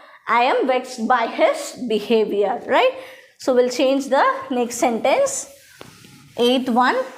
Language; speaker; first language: English; non-native, local second language; Tamil